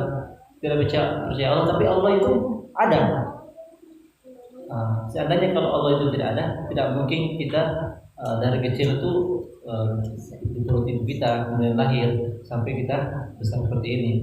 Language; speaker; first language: Indonesian; native; Indonesian